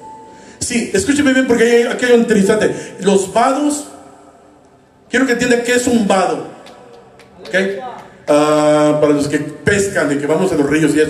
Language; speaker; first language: Spanish; native; Spanish